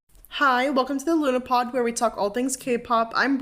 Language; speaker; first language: English; native; English